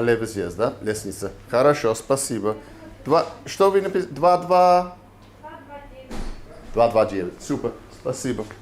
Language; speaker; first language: Russian; non-native, learner; English